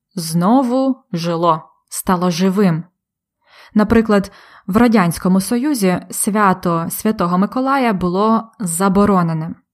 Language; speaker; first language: Ukrainian; native; Ukrainian